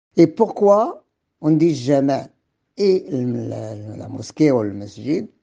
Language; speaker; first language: French; non-native, local second language; Arabic